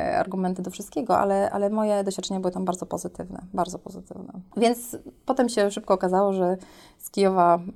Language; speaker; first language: Polish; native; Polish